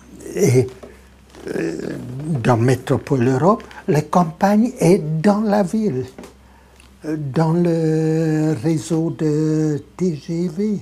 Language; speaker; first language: French; non-native, fluent; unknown